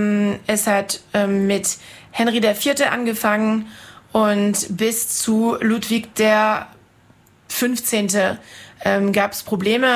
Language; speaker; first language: German; non-native, fluent; French